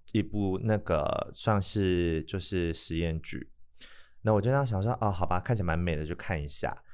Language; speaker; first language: Chinese; native; Chinese